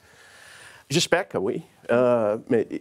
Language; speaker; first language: French; non-native, learner; English